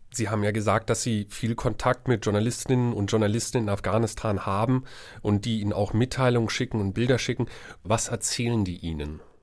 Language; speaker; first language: German; native; German